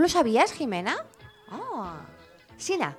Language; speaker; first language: Spanish; native; Spanish